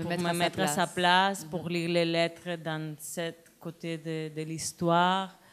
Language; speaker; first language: French; non-native, learner; Spanish